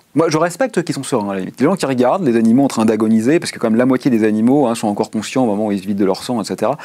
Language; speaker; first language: French; native; French